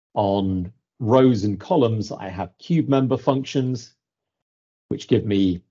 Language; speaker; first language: English; native; English